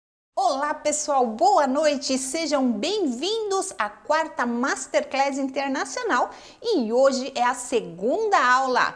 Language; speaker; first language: Portuguese; native; Portuguese